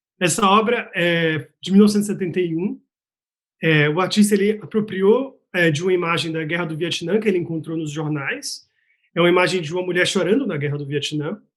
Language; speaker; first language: Portuguese; native; Portuguese